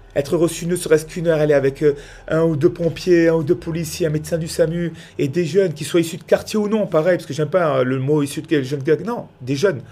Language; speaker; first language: French; native; French